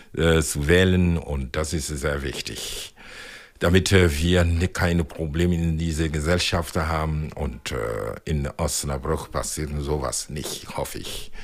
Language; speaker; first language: German; non-native, fluent; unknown